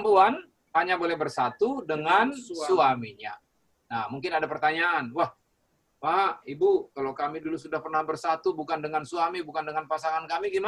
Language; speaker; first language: Indonesian; native; Indonesian